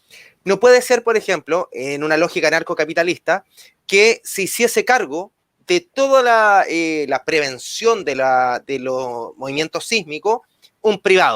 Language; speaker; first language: Spanish; native; Spanish